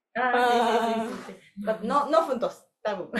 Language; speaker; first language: Spanish; non-native, learner; Japanese